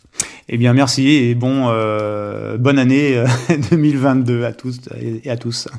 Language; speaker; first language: French; native; French